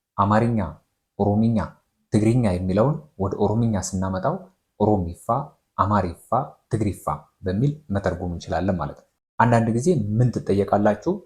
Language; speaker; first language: Amharic; non-native, local second language; Oromo